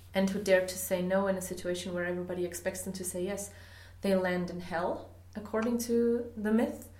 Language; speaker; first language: English; non-native, fluent; German